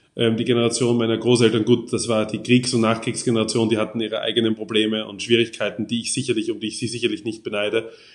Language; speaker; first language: German; native; German